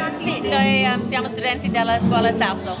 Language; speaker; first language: Italian; non-native, learner; English